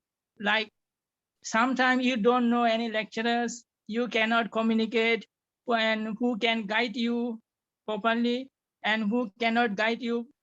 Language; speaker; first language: English; non-native, fluent; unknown